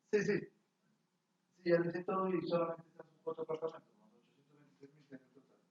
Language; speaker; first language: Spanish; native; Spanish